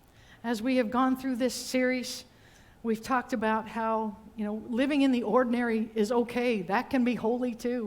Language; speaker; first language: English; native; English